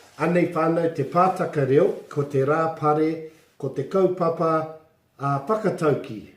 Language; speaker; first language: Māori; non-native, local second language; English